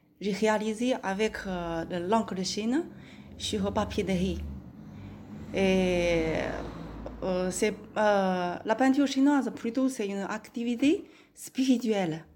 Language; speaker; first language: French; non-native, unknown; Chinese